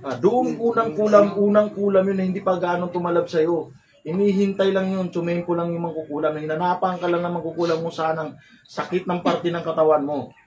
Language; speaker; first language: Filipino; non-native, local second language; Waray